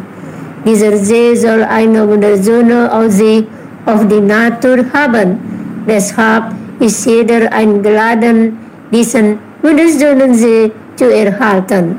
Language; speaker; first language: German; non-native, learner; Indonesian